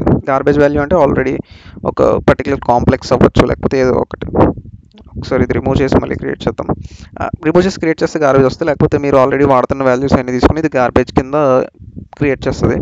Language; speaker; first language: Telugu; native; Telugu